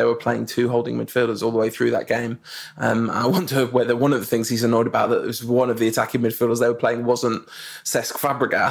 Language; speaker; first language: English; native; English